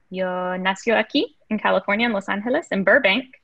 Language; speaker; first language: Spanish; early bilingual, other home language; English